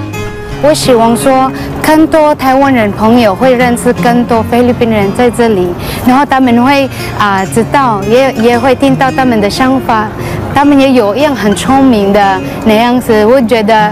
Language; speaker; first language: Chinese; non-native, fluent; Cebuano